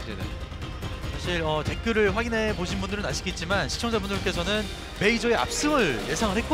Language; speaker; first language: Korean; native; Korean